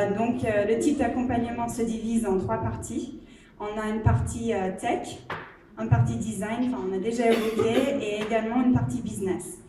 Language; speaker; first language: French; non-native, fluent; English